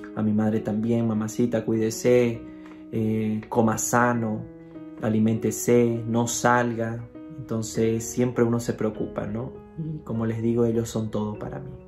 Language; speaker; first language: Spanish; native; Spanish